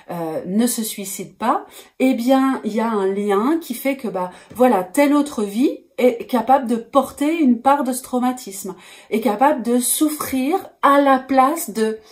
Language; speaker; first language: French; native; French